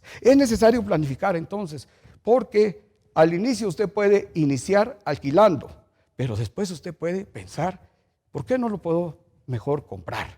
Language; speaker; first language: Spanish; native; Spanish